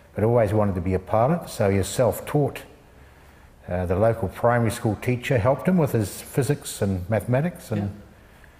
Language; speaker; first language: English; native; English